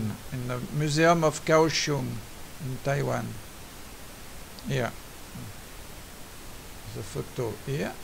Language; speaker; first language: English; non-native, learner; French